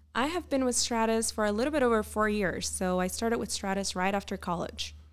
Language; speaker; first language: English; non-native, fluent; Spanish